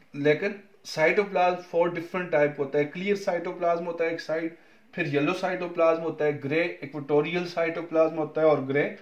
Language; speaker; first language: Urdu; non-native, local second language; Punjabi